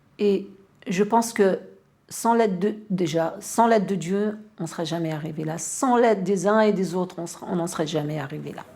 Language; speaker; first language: French; non-native, fluent; Aramaic